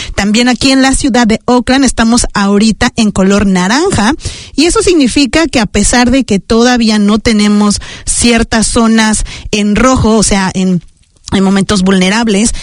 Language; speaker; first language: Spanish; native; Spanish